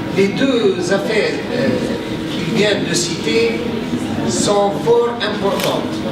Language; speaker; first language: French; non-native, local second language; Arabic